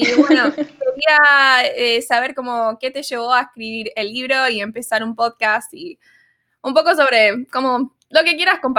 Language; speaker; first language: Spanish; early bilingual, other home language; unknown